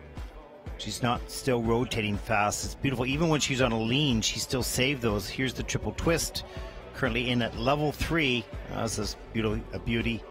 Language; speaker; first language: English; native; English